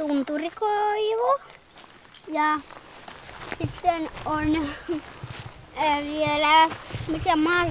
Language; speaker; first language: Finnish; early bilingual, heritage; Finnish